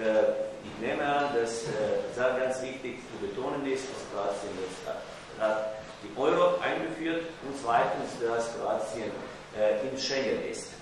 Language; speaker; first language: German; non-native, fluent; Croatian